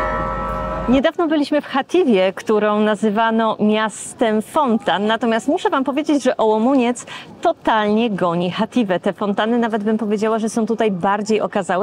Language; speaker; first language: Polish; native; Polish